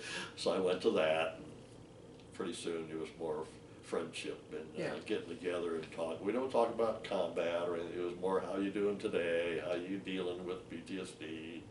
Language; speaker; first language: English; native; English